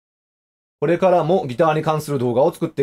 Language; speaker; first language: Japanese; native; Japanese